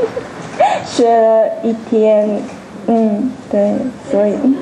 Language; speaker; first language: Chinese; non-native, fluent; Japanese